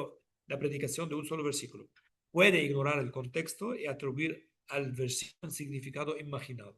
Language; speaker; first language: Spanish; non-native, fluent; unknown